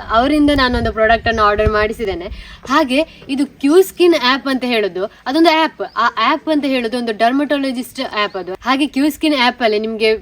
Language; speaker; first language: Kannada; native; Kannada